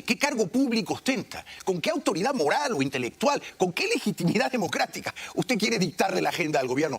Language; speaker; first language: Spanish; native; Spanish